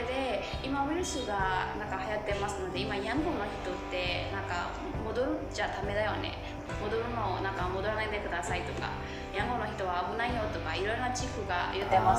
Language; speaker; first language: Japanese; non-native, fluent; Burmese